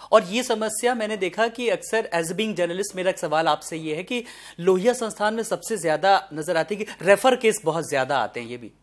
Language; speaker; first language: Hindi; native; Hindi